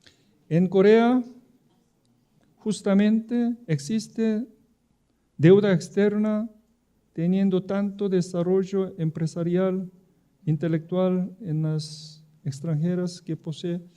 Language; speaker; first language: Spanish; non-native, fluent; Korean